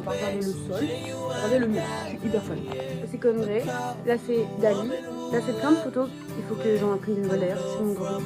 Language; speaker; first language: French; native; French